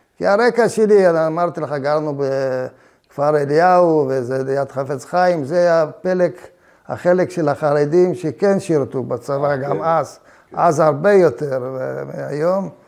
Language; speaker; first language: Hebrew; early bilingual, other home language; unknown